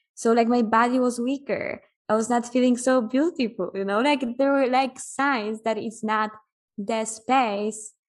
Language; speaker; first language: English; non-native, fluent; Polish